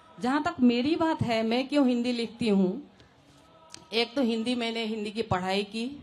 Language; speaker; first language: Hindi; non-native, local second language; Assamese